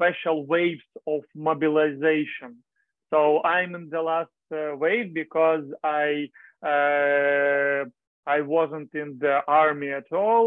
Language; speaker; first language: English; non-native, learner; Ukrainian